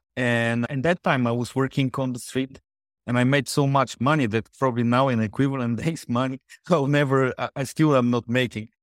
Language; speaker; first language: English; non-native, fluent; Bulgarian